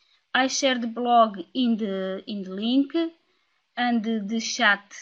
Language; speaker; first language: English; non-native, learner; Portuguese